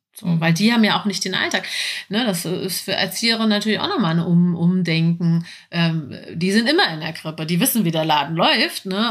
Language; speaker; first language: German; native; German